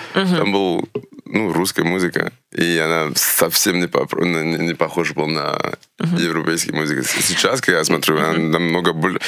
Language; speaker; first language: Russian; early bilingual, heritage; Russian